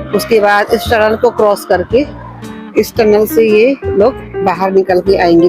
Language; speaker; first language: Hindi; native; Hindi